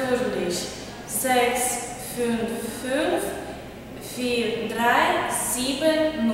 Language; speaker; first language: German; non-native, learner; Ukrainian